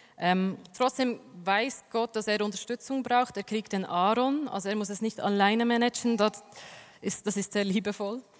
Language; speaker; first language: German; native; German